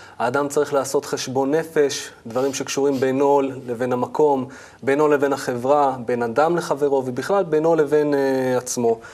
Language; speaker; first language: Hebrew; native; Hebrew